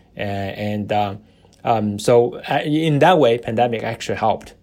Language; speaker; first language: English; non-native, fluent; Chinese